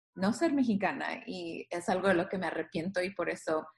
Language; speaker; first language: Spanish; native; Spanish